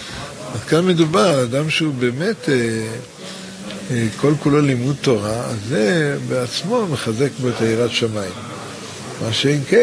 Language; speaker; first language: Hebrew; native; Hebrew